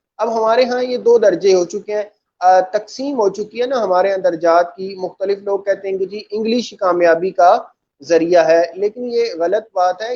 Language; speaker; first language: Urdu; non-native, local second language; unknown